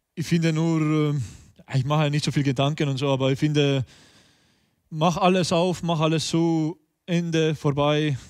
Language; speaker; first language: German; non-native, learner; Estonian